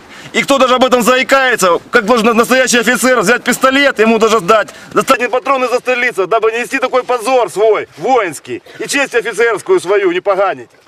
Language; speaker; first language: Russian; native; Russian